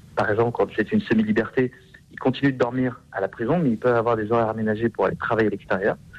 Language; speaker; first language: French; native; French